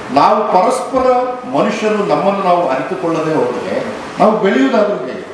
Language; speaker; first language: Kannada; non-native, local second language; Tulu